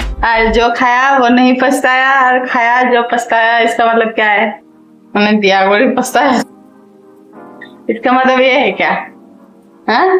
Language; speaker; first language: Hindi; non-native, local second language; Assamese